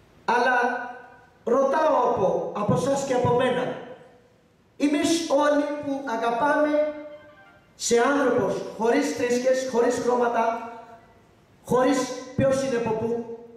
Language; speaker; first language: Greek; non-native, learner; Urdu